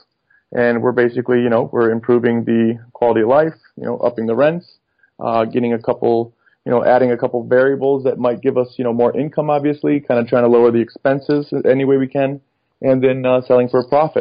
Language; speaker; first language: English; native; English